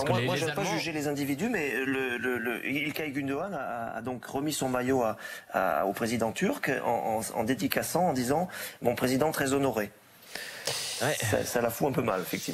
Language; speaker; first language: French; native; French